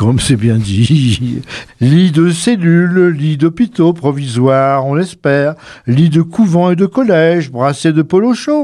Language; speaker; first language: French; native; French